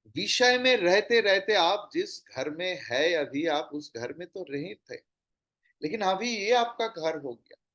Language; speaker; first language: Hindi; non-native, local second language; Bangla